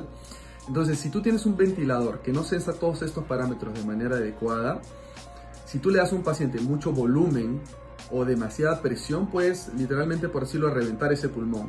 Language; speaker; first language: Spanish; native; Spanish